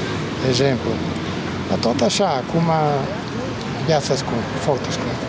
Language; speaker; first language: Romanian; non-native, learner; Italian